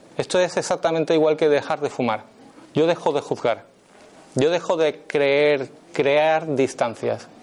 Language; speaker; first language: Spanish; native; Spanish